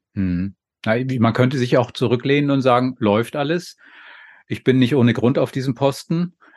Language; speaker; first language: German; native; German